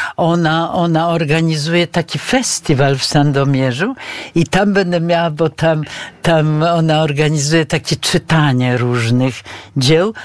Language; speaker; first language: Polish; early bilingual, other home language; Romanian